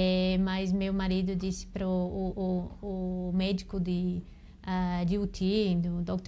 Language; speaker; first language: Portuguese; non-native, fluent; English